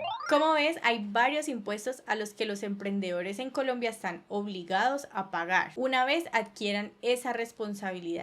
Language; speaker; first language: Spanish; native; Spanish